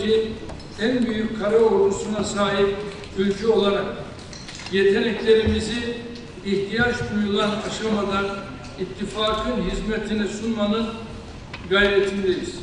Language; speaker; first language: Turkish; native; Turkish